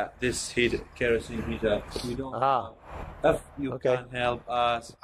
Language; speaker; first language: English; non-native, learner; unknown